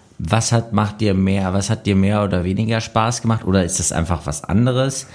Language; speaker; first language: German; native; German